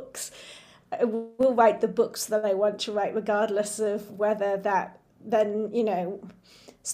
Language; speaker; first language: English; native; English